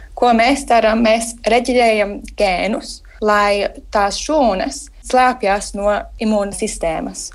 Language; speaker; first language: Latvian; early bilingual, heritage; Latvian